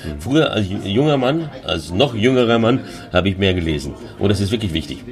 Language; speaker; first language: German; early bilingual, other home language; Hungarian